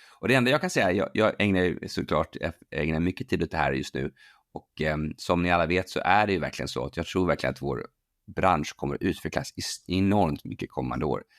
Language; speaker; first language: Swedish; native; Swedish